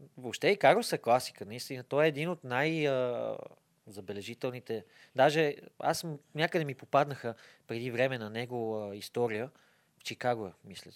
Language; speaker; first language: Bulgarian; native; Bulgarian